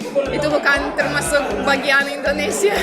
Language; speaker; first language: Indonesian; non-native, fluent; Russian